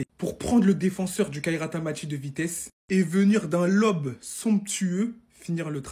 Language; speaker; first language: French; native; French